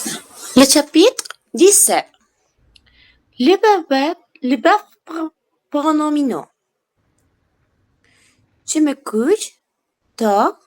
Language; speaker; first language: French; non-native, learner; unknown